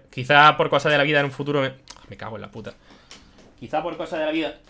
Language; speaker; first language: Spanish; early bilingual, other home language; German